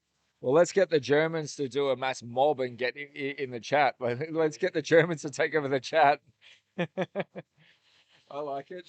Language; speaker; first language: English; native; English